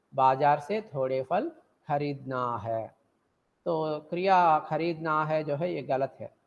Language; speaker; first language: Hindi; non-native, local second language; Telugu